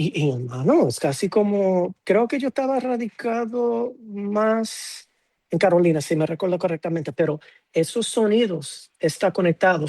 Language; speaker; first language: Spanish; non-native, fluent; English